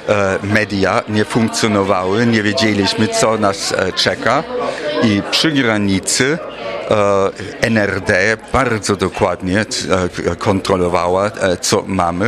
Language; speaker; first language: Polish; non-native, fluent; German